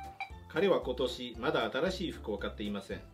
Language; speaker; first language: Japanese; non-native, fluent; French